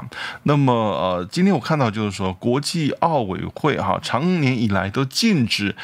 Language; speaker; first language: Chinese; native; Chinese